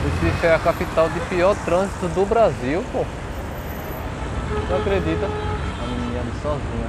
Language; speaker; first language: Portuguese; native; Portuguese